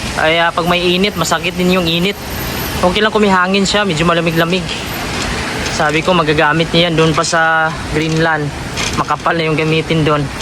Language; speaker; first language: Filipino; non-native, local second language; Cebuano